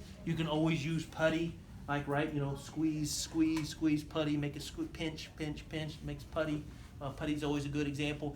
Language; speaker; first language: English; native; English